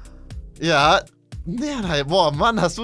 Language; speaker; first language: German; native; German